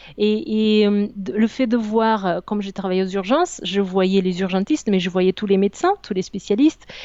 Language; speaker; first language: French; non-native, fluent; Portuguese